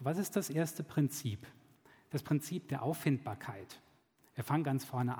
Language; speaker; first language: German; native; German